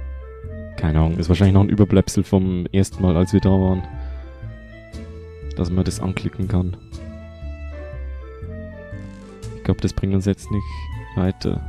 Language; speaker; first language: German; native; German